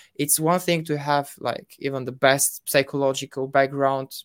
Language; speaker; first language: English; non-native, fluent; Bulgarian